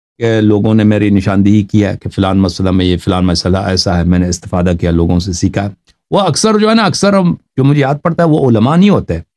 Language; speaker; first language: Urdu; non-native, fluent; Persian